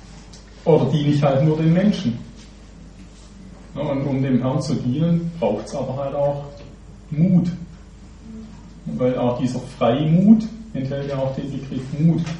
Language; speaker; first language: German; native; German